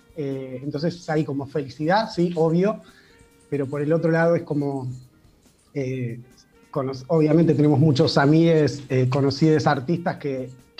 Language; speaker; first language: Spanish; native; Spanish